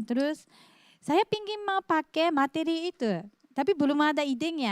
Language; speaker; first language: Indonesian; non-native, fluent; Japanese